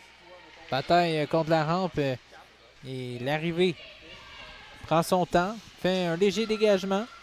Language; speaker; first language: French; native; French